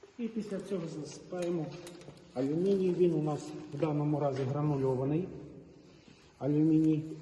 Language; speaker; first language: Ukrainian; native; Ukrainian